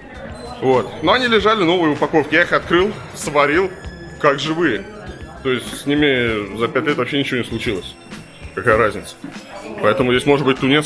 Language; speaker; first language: Russian; native; Russian